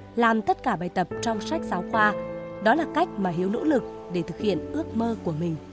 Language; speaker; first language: Vietnamese; native; Vietnamese